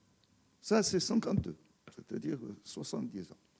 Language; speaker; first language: French; non-native, fluent; Arabic